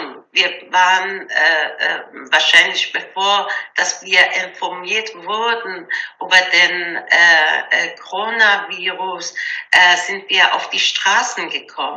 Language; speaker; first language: German; non-native, learner; Persian